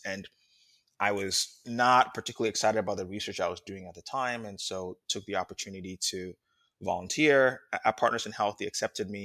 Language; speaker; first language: English; non-native, local second language; Akan